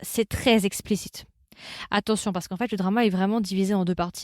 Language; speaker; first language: French; native; French